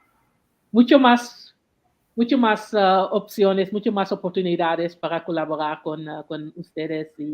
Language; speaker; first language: Spanish; non-native, learner; English